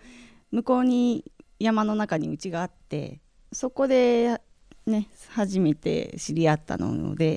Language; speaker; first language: Japanese; native; Japanese